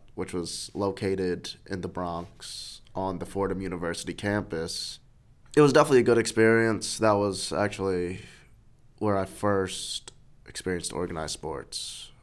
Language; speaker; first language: English; native; English